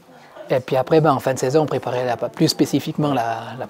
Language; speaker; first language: French; native; French